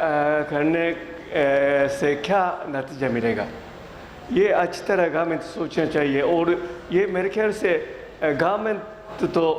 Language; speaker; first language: Hindi; non-native, fluent; Japanese